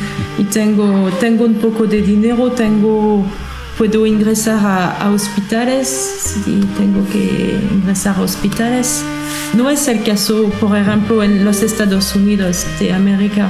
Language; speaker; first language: Spanish; non-native, learner; French